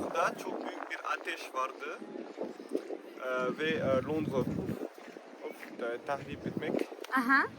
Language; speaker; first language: Turkish; non-native, learner; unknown